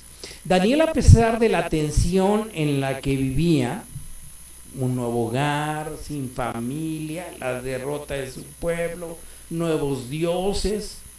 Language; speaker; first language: Spanish; native; Spanish